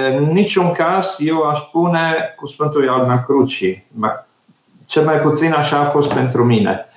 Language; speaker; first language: Romanian; non-native, fluent; Italian